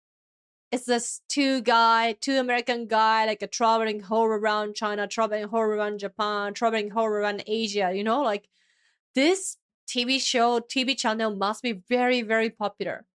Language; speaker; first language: English; non-native, fluent; Japanese